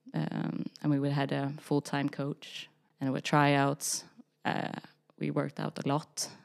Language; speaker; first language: English; early bilingual, other home language; Swedish